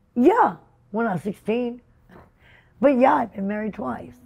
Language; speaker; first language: English; native; English